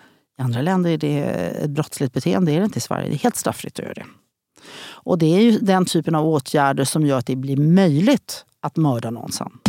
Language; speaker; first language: Swedish; native; Swedish